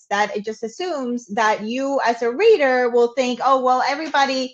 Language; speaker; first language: English; non-native, fluent; Spanish